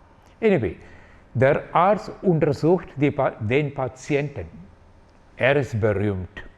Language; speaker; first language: German; non-native, fluent; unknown